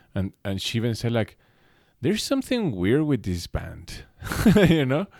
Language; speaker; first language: English; non-native, fluent; Spanish